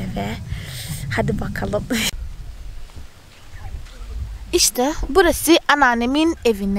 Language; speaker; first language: Turkish; non-native, fluent; Portuguese